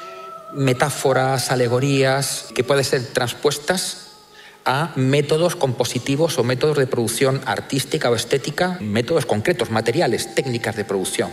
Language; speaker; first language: Spanish; native; Spanish